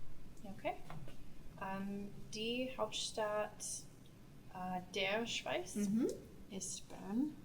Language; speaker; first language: German; non-native, learner; English